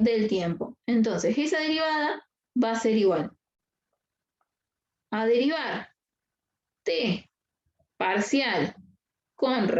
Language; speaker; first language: Spanish; native; Spanish